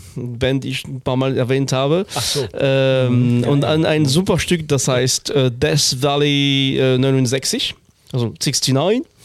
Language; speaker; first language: German; non-native, fluent; French